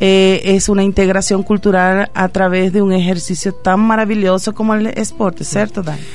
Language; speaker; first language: Portuguese; non-native, fluent; Spanish